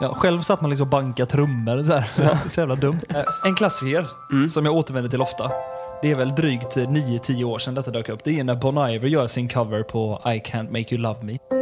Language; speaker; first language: Swedish; native; Swedish